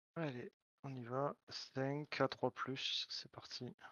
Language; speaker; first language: French; native; French